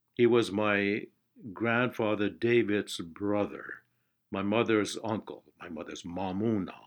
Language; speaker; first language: English; non-native, fluent; Persian